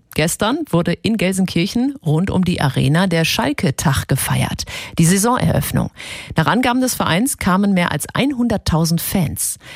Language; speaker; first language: German; native; German